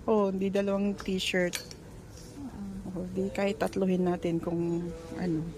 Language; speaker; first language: Filipino; native; Filipino